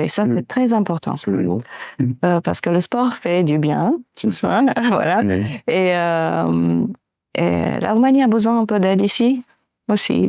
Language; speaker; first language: French; non-native, fluent; Romanian